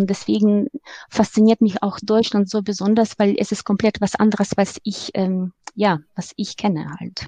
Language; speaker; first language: German; non-native, fluent; Ukrainian